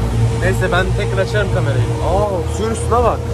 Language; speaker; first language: Turkish; native; Turkish